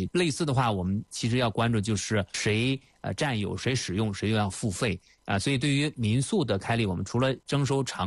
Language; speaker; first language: Chinese; native; Chinese